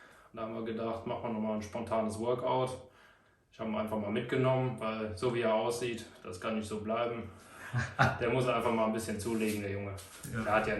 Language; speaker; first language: German; native; German